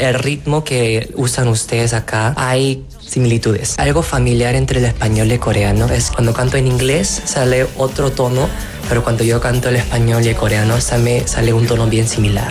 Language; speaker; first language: Spanish; non-native, fluent; Korean